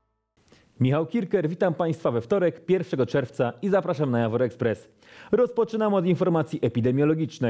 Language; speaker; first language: Polish; native; Polish